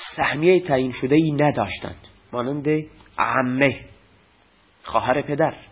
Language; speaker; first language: Persian; non-native, local second language; Baluchi